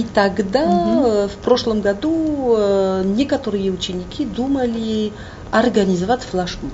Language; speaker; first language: Russian; non-native, fluent; French